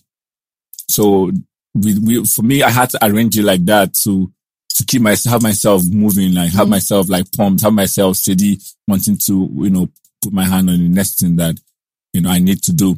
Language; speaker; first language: English; non-native, local second language; Igbo